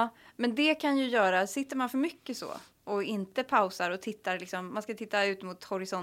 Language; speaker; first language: Swedish; native; Swedish